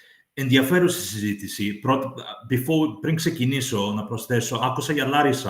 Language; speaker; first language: Greek; early bilingual, heritage; English